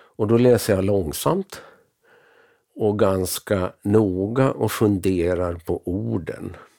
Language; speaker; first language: Swedish; native; Swedish